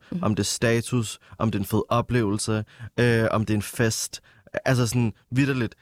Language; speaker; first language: Danish; early bilingual, other home language; Arabic